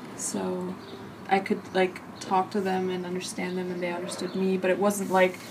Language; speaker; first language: English; early bilingual, other home language; German